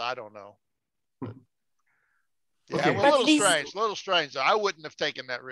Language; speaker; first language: English; native; English